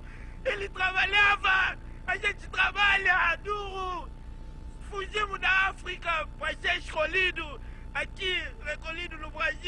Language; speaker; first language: Portuguese; non-native, fluent; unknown